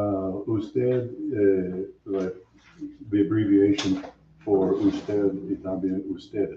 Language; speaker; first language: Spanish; non-native, learner; English